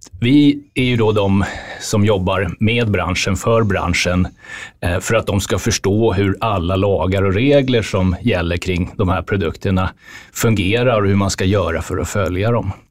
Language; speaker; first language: Swedish; native; Swedish